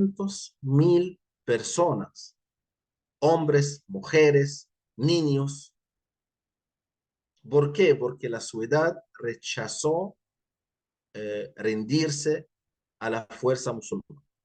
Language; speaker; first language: Spanish; non-native, fluent; Arabic